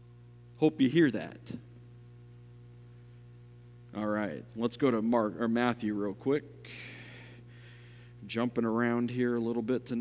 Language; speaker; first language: English; native; English